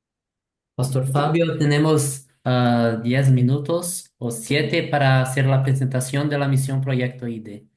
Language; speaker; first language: Spanish; non-native, fluent; Portuguese